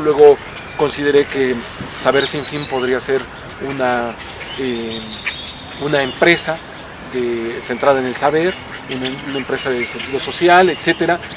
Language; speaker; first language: Spanish; native; Spanish